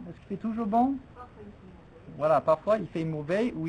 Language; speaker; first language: French; non-native, fluent; English